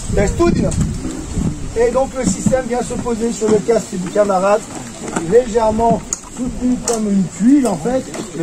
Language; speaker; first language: French; native; French